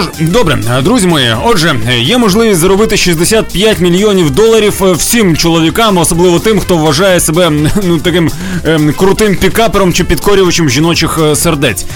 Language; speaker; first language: Ukrainian; native; Ukrainian